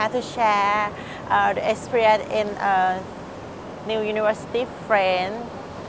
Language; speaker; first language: English; non-native, learner; Thai